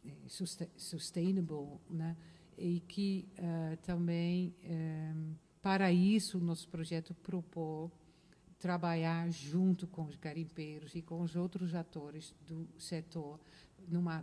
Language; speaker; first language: Portuguese; non-native, fluent; Dutch